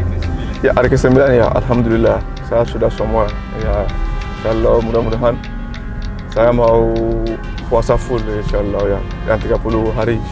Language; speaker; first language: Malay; non-native, fluent; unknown